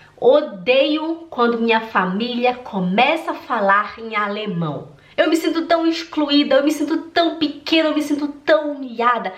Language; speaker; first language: Portuguese; native; Portuguese